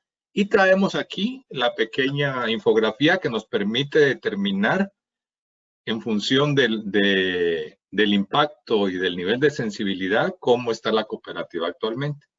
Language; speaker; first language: Spanish; native; Spanish